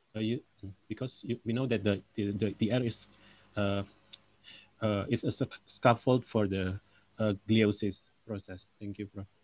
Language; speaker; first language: English; non-native, local second language; Indonesian